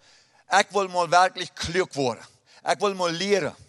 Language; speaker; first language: German; early bilingual, heritage; Plautdietsch